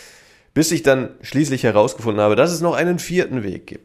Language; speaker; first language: German; native; German